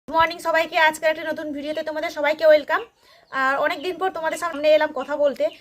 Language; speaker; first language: Bangla; non-native, local second language; Santali